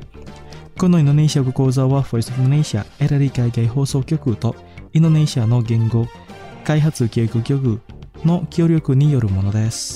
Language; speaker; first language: Japanese; non-native, fluent; Indonesian